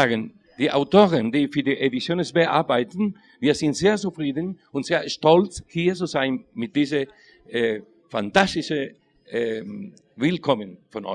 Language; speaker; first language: German; non-native, learner; Spanish